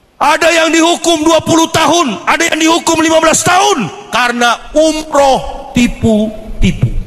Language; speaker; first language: Indonesian; native; Indonesian